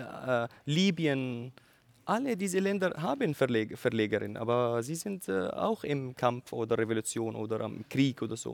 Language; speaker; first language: German; non-native, learner; Arabic